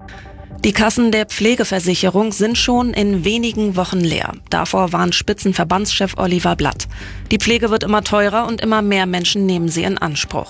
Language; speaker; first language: German; native; German